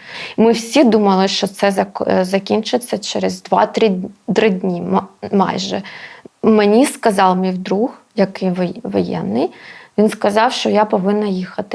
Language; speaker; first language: Ukrainian; non-native, local second language; Russian